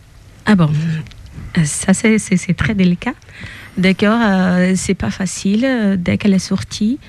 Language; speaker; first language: French; non-native, fluent; Portuguese